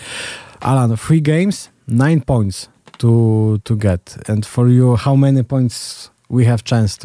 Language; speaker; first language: English; non-native, learner; Polish